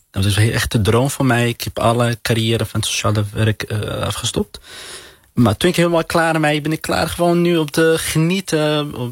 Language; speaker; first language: Dutch; non-native, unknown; Arabic